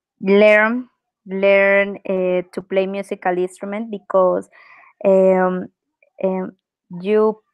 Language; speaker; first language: English; non-native, learner; Spanish